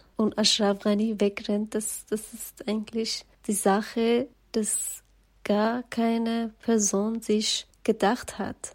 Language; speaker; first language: German; non-native, fluent; Persian